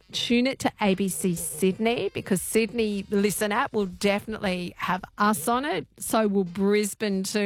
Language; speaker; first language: English; native; English